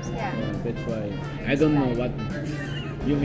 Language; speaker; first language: English; non-native, learner; Korean